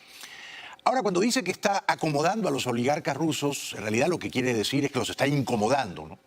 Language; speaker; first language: Spanish; native; Spanish